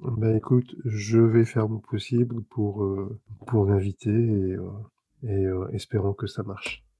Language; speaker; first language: French; native; French